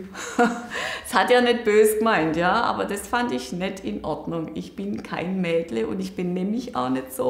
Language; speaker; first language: German; native; German